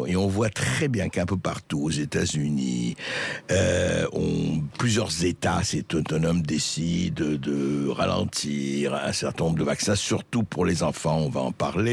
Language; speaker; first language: French; native; French